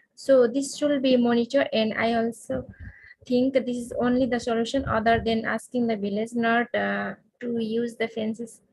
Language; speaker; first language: English; non-native, local second language; Nepali